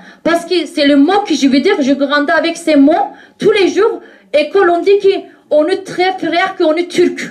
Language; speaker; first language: French; non-native, learner; Kurdish